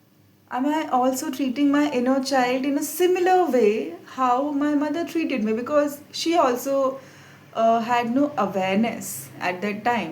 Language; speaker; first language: English; non-native, local second language; Hindi